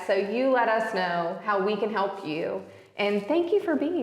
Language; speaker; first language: English; native; English